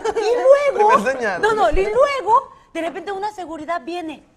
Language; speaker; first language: Spanish; non-native, fluent; Korean